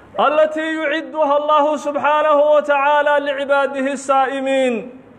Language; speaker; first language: Arabic; non-native, local second language; Somali